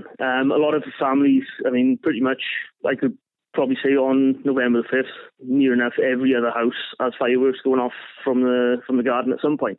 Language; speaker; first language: English; native; English